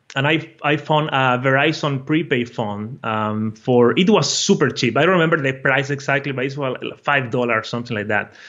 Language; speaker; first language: English; non-native, fluent; Portuguese